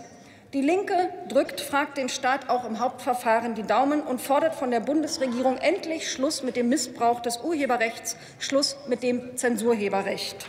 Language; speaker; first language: German; native; German